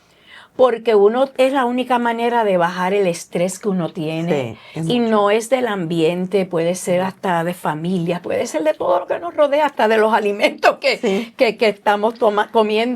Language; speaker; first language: Spanish; native; Spanish